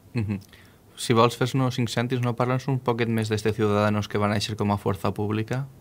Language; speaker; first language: Catalan; native; Catalan